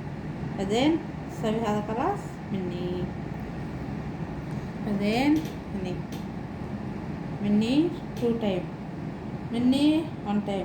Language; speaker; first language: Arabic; non-native, learner; Telugu